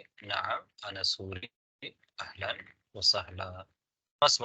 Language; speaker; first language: Arabic; non-native, fluent; Tamil